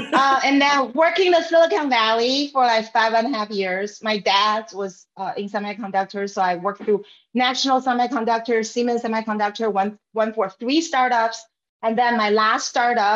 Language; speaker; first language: English; non-native, fluent; Chinese